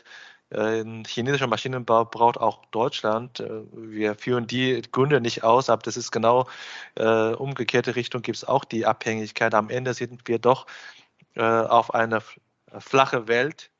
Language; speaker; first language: German; non-native, fluent; Chinese